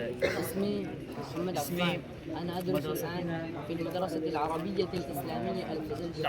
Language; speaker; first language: Arabic; non-native, learner; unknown